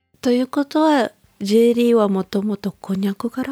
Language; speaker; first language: Japanese; non-native, learner; Indonesian